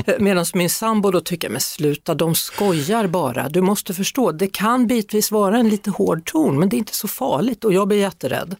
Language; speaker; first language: Swedish; native; Swedish